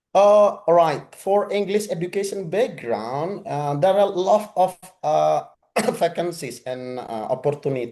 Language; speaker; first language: English; non-native, fluent; Indonesian